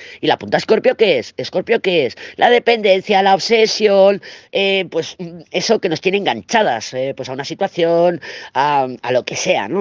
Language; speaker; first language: Spanish; native; Spanish